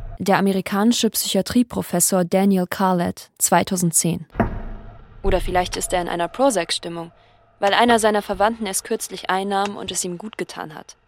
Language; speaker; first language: German; native; German